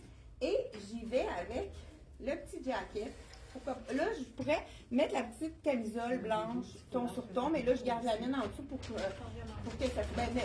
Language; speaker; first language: French; native; French